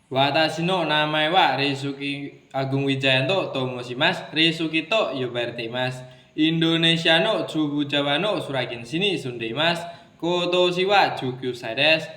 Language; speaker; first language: Japanese; non-native, learner; Indonesian